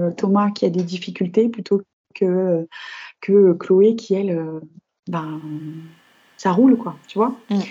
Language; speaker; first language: French; native; French